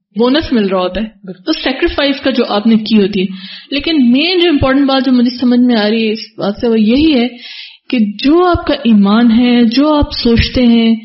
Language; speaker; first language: Urdu; native; Urdu